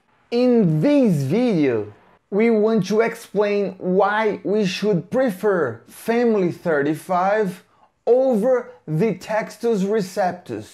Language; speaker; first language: English; non-native, fluent; Portuguese